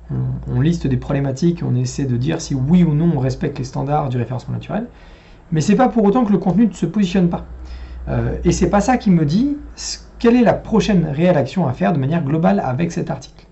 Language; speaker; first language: French; native; French